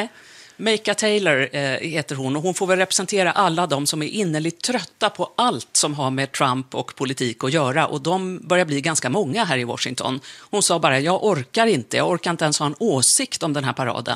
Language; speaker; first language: Swedish; native; Swedish